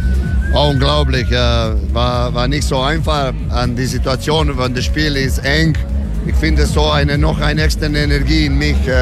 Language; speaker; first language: German; non-native, learner; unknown